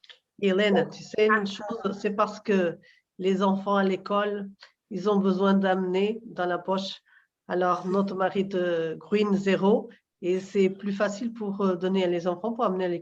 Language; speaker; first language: French; non-native, learner; Portuguese